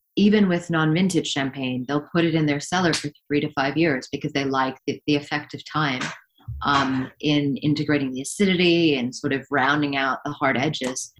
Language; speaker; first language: English; native; English